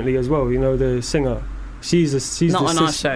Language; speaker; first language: English; native; English